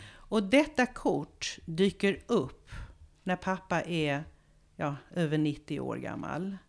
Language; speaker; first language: Swedish; native; Swedish